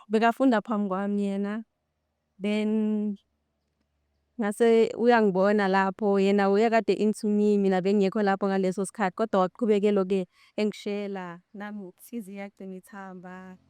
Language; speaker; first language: Zulu; non-native, local second language; Northern Sotho